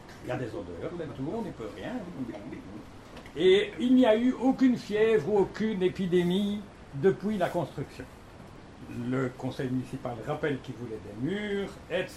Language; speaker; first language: French; native; French